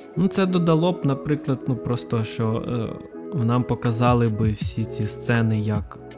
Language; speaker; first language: Ukrainian; non-native, local second language; Russian